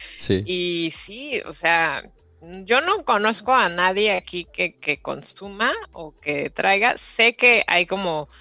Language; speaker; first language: Spanish; native; Spanish